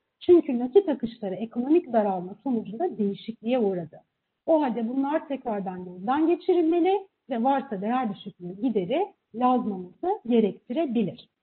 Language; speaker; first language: Turkish; native; Turkish